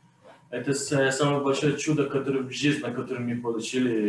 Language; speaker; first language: Russian; non-native, learner; Persian